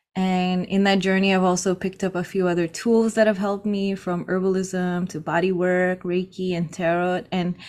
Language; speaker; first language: English; early bilingual, other home language; Filipino